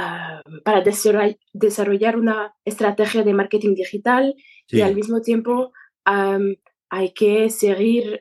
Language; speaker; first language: Spanish; non-native, fluent; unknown